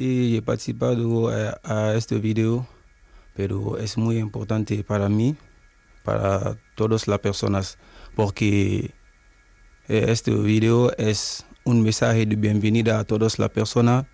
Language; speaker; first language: Spanish; non-native, learner; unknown